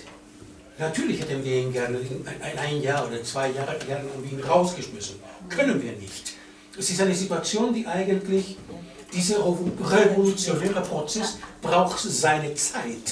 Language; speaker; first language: German; non-native, fluent; Spanish